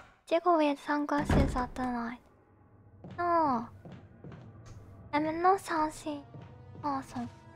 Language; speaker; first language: English; non-native, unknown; Japanese